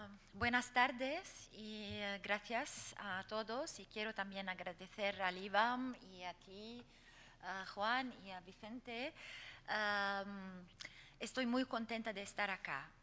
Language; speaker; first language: Spanish; non-native, fluent; Arabic